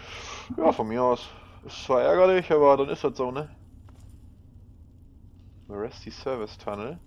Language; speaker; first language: German; native; German